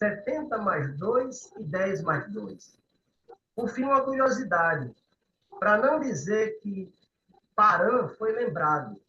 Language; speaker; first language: Portuguese; native; Portuguese